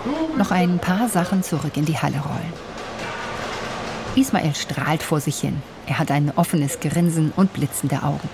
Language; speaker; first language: German; native; German